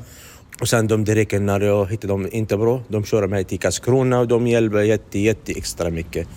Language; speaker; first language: Swedish; non-native, learner; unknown